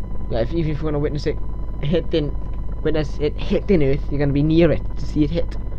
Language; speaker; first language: English; native; English